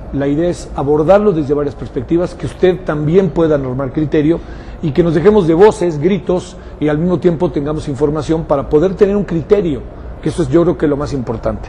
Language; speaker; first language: Spanish; native; Spanish